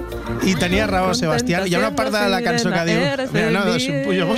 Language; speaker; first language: Catalan; native; Catalan